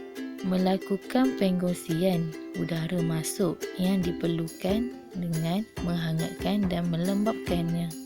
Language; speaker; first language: Malay; native; Malay